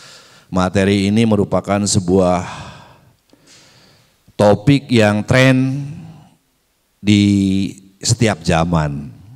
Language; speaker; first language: Indonesian; native; Indonesian